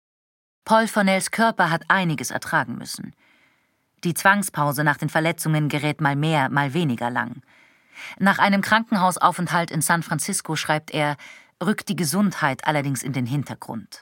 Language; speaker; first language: German; native; German